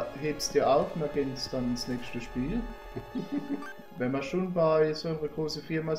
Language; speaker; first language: German; native; German